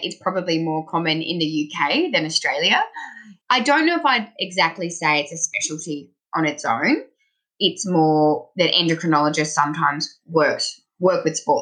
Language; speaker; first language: English; native; English